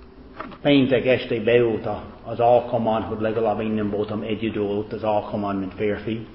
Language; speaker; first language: Hungarian; non-native, fluent; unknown